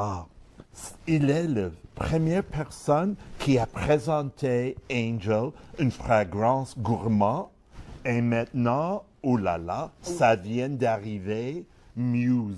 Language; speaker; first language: French; non-native, learner; English